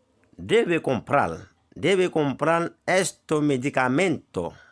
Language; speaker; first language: Spanish; non-native, learner; Haitian Creole